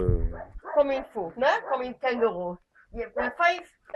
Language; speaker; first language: French; non-native, learner; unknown